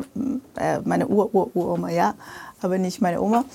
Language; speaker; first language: German; early bilingual, other home language; Portuguese